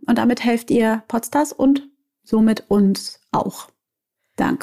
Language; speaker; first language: German; native; German